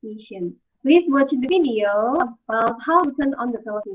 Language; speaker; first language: English; non-native, fluent; Indonesian